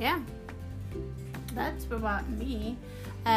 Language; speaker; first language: English; non-native, fluent; Amharic